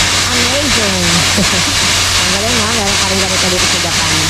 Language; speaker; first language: Filipino; native; Filipino